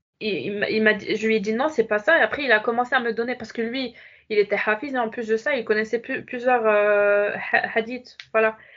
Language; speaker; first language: French; non-native, local second language; Arabic